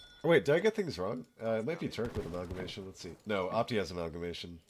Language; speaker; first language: English; native; English